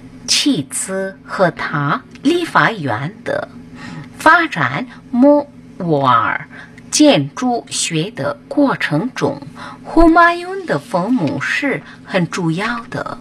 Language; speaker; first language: Chinese; non-native, fluent; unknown